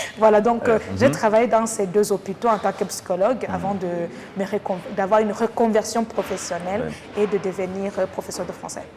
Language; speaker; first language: French; non-native, local second language; Kinyarwanda